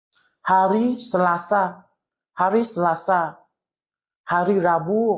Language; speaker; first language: Indonesian; non-native, learner; Burmese